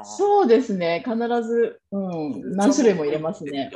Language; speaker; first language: Japanese; native; Japanese